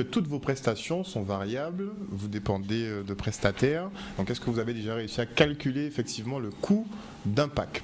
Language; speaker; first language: French; native; French